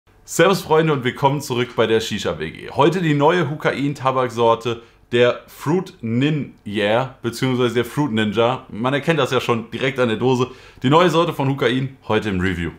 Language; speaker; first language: German; native; German